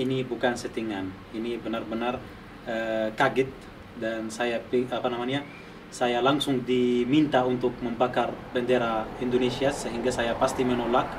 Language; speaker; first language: Indonesian; non-native, fluent; Arabic